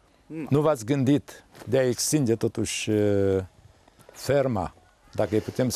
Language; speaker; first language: Romanian; native; Romanian